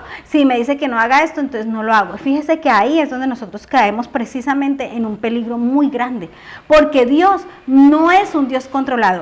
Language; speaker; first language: Spanish; native; Spanish